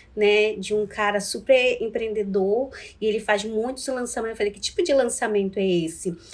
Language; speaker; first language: Portuguese; non-native, local second language; Ticuna